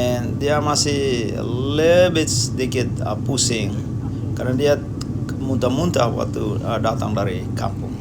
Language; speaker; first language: Indonesian; non-native, local second language; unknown